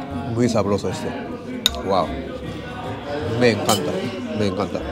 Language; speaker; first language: Spanish; non-native, learner; Japanese